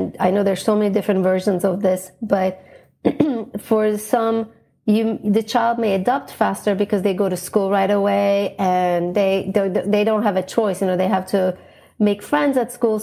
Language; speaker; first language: English; non-native, fluent; Turkish